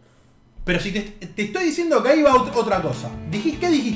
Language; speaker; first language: Spanish; native; Spanish